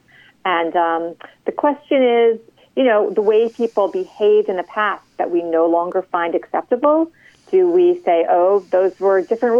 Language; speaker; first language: English; native; English